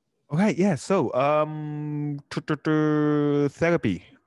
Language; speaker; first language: English; early bilingual, other home language; Japanese